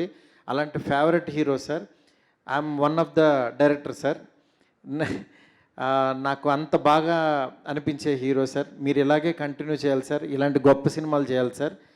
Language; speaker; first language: Telugu; native; Telugu